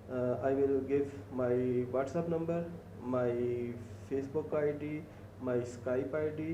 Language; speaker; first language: English; non-native, learner; Urdu